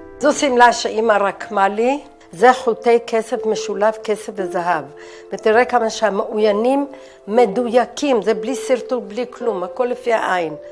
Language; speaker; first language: Hebrew; native; Hebrew